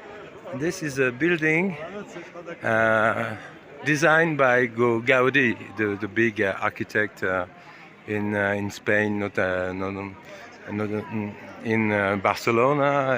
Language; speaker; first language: English; non-native, learner; French